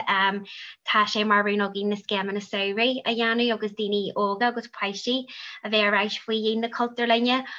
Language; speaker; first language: Irish; non-native, local second language; English